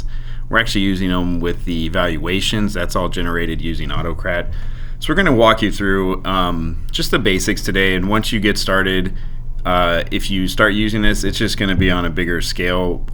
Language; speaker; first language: English; native; English